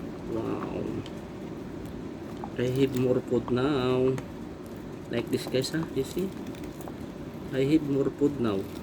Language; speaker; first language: English; non-native, learner; Filipino